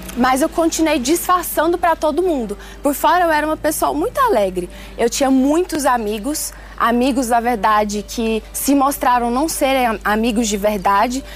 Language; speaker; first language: Portuguese; early bilingual, other home language; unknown